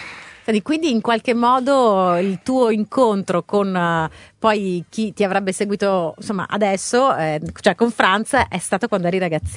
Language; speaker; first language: Italian; native; Italian